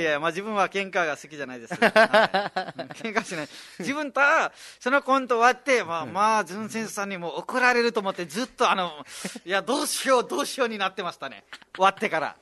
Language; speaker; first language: Japanese; non-native, fluent; Nepali